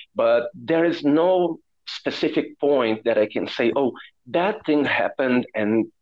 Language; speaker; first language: English; non-native, fluent; Portuguese